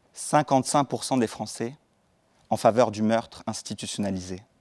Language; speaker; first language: French; native; French